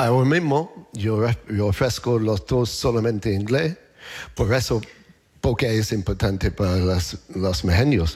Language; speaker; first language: Spanish; non-native, learner; English